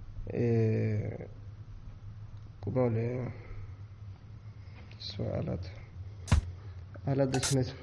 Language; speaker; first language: French; non-native, learner; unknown